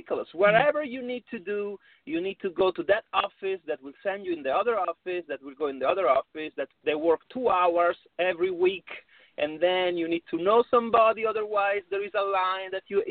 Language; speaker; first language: English; non-native, fluent; Italian